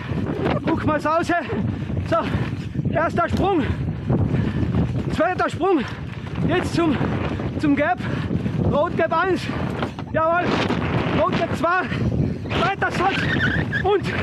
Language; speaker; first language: German; native; German